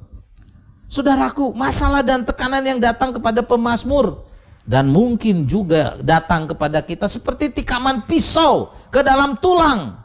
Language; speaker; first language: Indonesian; native; Indonesian